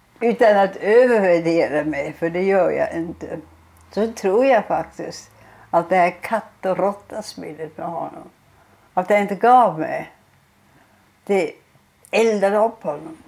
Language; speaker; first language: Swedish; non-native, fluent; German